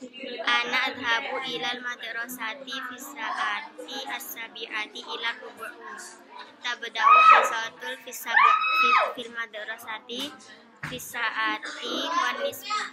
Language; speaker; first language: Arabic; non-native, learner; Indonesian